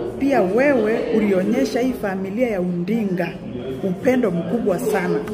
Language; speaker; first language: Swahili; non-native, local second language; Meru